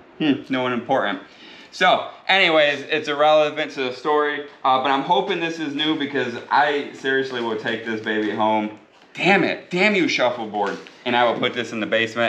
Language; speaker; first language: English; native; English